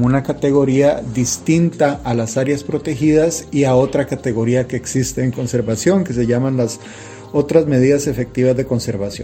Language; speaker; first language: Spanish; native; Spanish